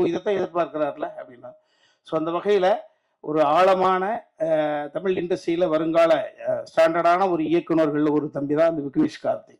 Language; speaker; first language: Tamil; native; Tamil